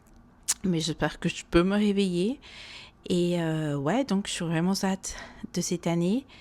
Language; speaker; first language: French; non-native, fluent; Spanish